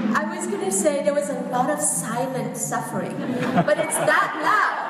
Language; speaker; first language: English; non-native, fluent; Vietnamese